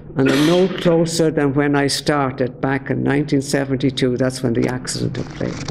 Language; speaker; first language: English; native; English